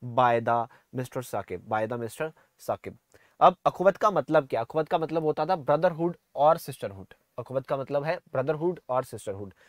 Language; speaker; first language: Hindi; non-native, local second language; Punjabi